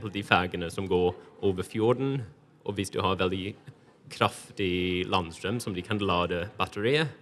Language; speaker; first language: Norwegian; non-native, fluent; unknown